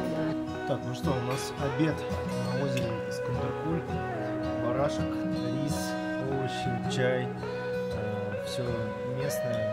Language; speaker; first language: Russian; native; Russian